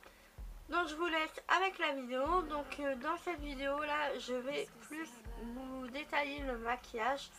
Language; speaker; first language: French; native; French